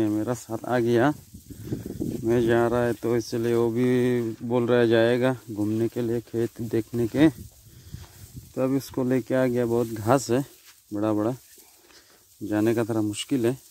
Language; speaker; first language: Hindi; non-native, local second language; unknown